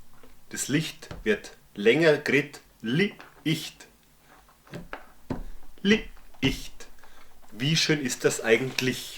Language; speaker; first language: German; native; German